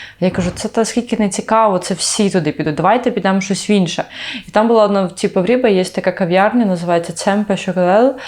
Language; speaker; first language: Ukrainian; native; Ukrainian